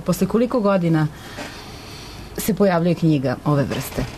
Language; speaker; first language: Serbian; native; Serbian